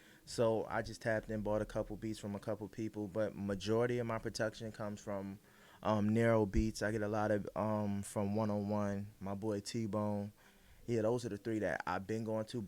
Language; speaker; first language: English; native; English